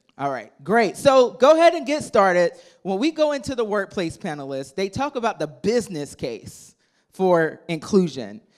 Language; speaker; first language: English; native; English